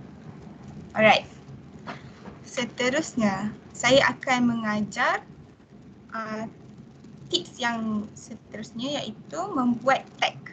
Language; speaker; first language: Malay; native; Malay